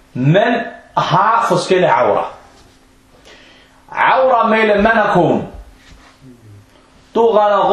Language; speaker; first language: Danish; early bilingual, other home language; Arabic